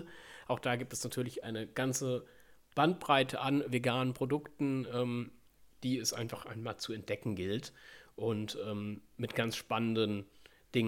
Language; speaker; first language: German; native; German